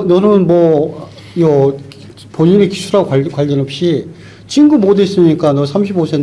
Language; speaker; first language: Korean; native; Korean